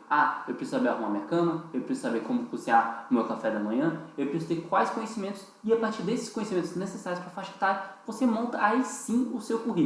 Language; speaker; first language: Portuguese; native; Portuguese